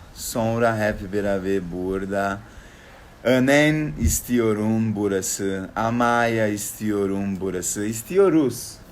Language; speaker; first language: Turkish; non-native, learner; Portuguese